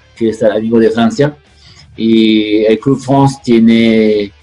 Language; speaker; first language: Spanish; non-native, fluent; French